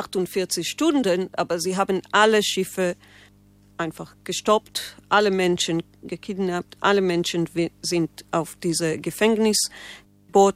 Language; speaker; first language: German; non-native, learner; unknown